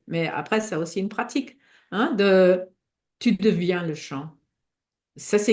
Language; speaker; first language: French; non-native, fluent; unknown